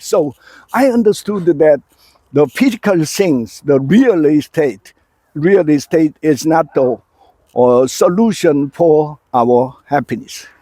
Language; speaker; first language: English; non-native, fluent; Korean